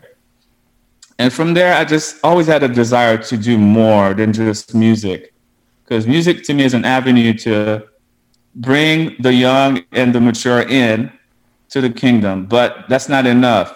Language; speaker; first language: English; non-native, fluent; Haitian Creole